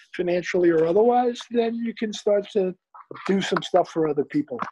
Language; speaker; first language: English; native; English